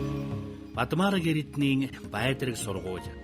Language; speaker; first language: Mongolian; native; Mongolian